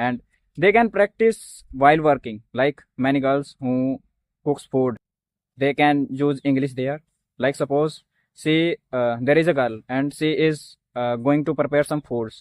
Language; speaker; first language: English; non-native, learner; Hindi